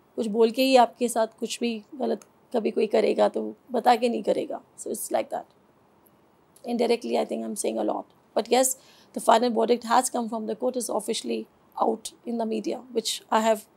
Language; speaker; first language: Hindi; native; Hindi